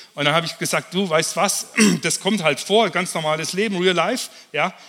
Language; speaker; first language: German; native; German